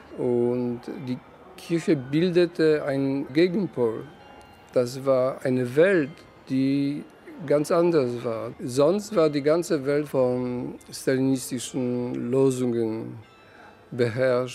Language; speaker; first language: German; non-native, fluent; Polish